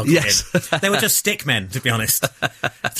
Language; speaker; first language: English; native; English